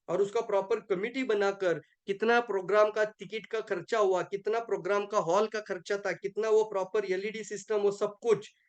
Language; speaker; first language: Hindi; non-native, local second language; Marathi